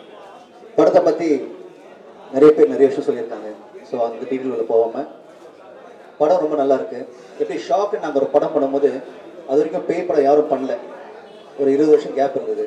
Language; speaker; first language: Tamil; native; Tamil